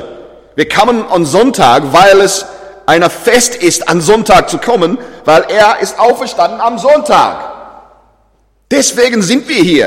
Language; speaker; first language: German; non-native, fluent; English